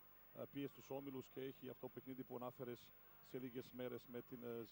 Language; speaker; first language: Greek; non-native, fluent; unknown